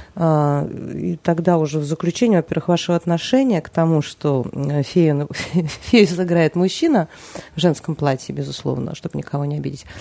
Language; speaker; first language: Russian; native; Russian